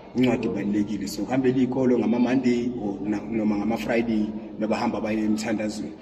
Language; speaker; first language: Zulu; native; Zulu